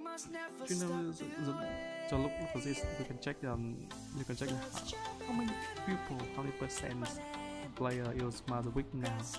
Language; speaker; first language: English; non-native, learner; Vietnamese